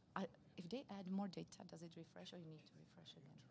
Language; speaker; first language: English; non-native, fluent; Czech